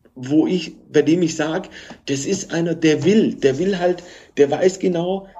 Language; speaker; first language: German; native; German